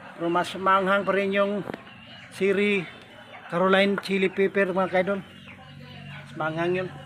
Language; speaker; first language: Filipino; non-native, local second language; Cebuano